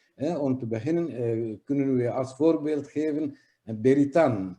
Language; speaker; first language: Dutch; non-native, fluent; Kurdish